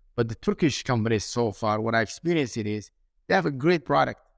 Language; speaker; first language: English; non-native, fluent; Somali